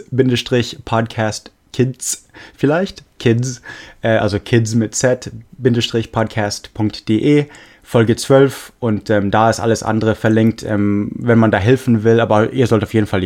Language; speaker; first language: German; non-native, fluent; English